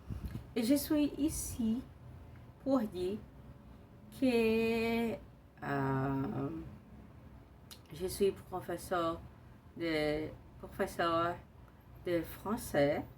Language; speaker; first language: French; non-native, learner; Portuguese